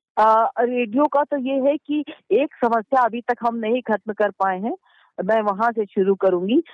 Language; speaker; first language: Hindi; native; Hindi